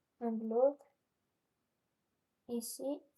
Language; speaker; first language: French; non-native, local second language; Arabic